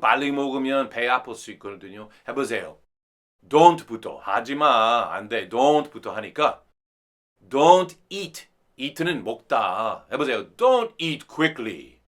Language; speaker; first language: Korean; non-native, fluent; English